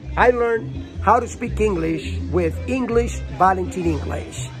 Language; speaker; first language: English; non-native, fluent; Spanish